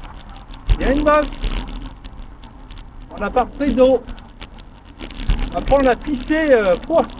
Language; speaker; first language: French; native; French